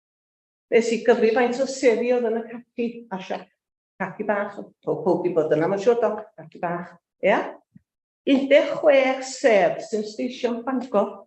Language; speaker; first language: Welsh; native; Welsh